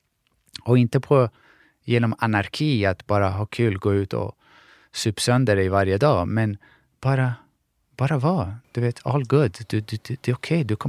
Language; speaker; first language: Swedish; early bilingual, other home language; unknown